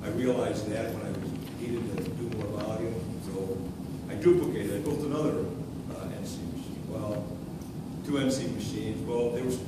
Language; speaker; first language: English; native; English